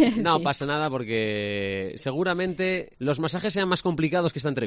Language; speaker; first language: Spanish; native; Spanish